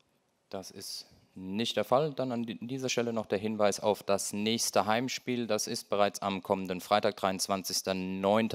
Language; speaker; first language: German; native; German